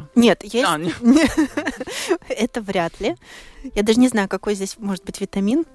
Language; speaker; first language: Russian; native; Russian